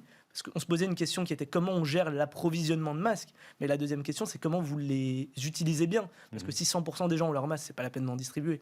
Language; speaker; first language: French; native; French